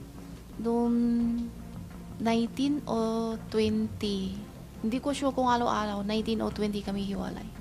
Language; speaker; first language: Filipino; non-native, learner; Chinese